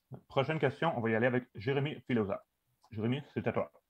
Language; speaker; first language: French; native; French